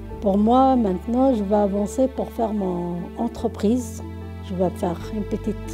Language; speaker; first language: French; non-native, learner; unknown